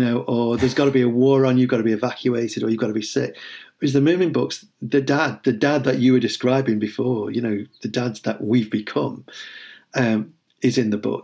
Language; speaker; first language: English; native; English